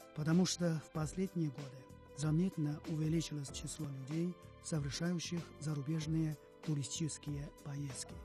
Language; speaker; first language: Russian; non-native, fluent; Chinese